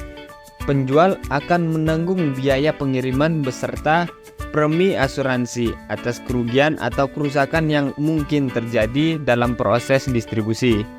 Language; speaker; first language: Indonesian; native; Indonesian